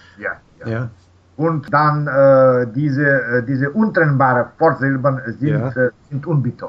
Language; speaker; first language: German; non-native, fluent; Russian